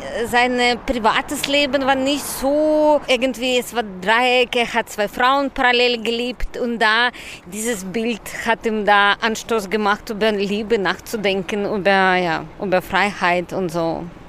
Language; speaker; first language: German; non-native, fluent; Russian